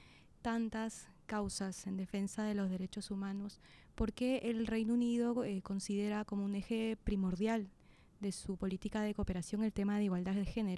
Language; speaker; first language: Spanish; native; Spanish